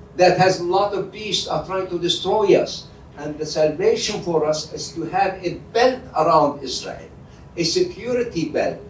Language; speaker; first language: English; non-native, fluent; Arabic